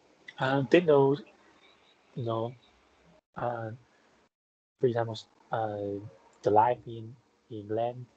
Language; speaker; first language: English; non-native, fluent; Chinese